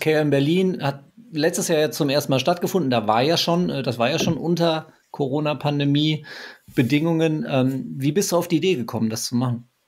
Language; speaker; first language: German; native; German